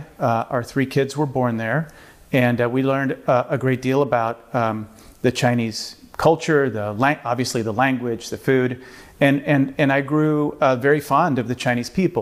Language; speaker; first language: English; early bilingual, other home language; Spanish